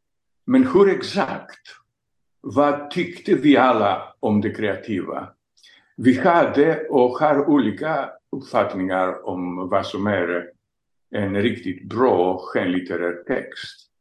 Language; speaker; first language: Swedish; non-native, fluent; Greek